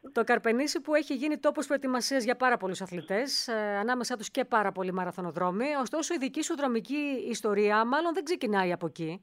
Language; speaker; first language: Greek; native; Greek